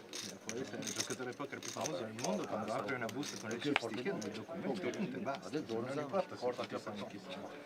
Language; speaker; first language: Italian; native; Italian